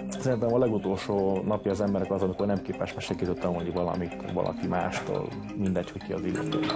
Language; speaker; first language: Hungarian; native; Hungarian